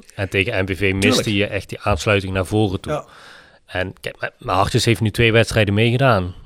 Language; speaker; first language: Dutch; native; Dutch